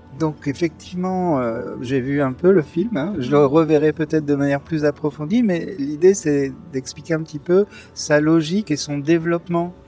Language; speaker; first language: French; native; French